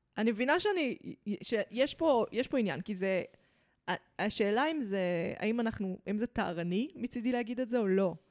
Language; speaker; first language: Hebrew; early bilingual, other home language; English